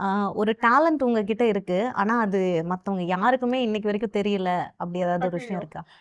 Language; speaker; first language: Tamil; native; Tamil